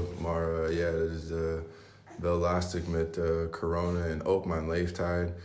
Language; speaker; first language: Dutch; non-native, learner; English